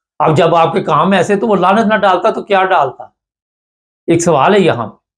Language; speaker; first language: Urdu; non-native, local second language; Punjabi